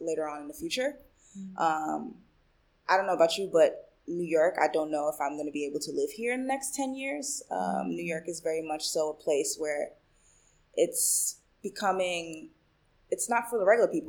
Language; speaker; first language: English; early bilingual, other home language; Spanish